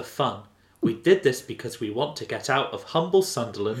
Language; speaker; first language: English; native; English